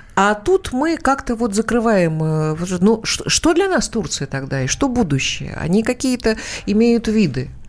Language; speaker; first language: Russian; native; Russian